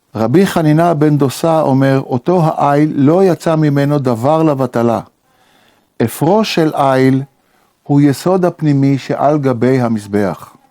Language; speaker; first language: Hebrew; native; Hebrew